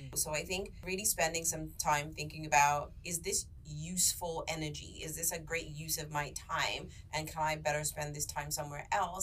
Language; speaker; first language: English; native; English